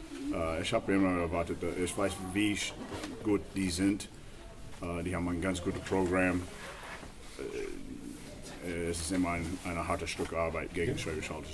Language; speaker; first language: German; non-native, fluent; English